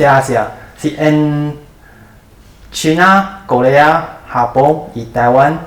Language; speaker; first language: Spanish; non-native, learner; Chinese